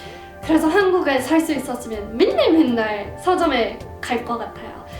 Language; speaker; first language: Korean; non-native, fluent; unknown